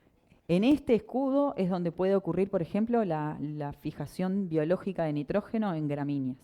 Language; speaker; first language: Spanish; native; Spanish